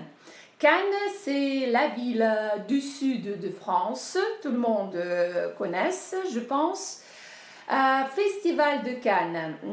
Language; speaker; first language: French; non-native, fluent; Russian